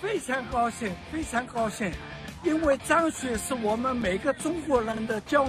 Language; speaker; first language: Chinese; non-native, local second language; Cantonese